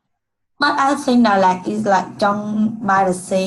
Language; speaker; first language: English; non-native, learner; Vietnamese